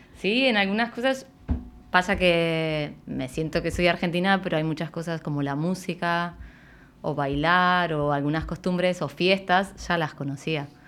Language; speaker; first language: Spanish; native; Spanish